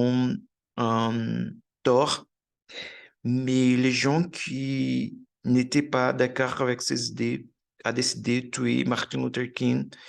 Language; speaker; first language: French; non-native, learner; Portuguese